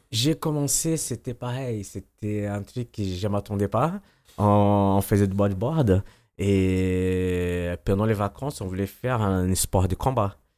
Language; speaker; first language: French; non-native, fluent; Portuguese